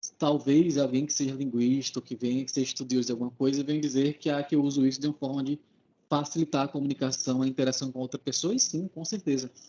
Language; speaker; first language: Portuguese; native; Portuguese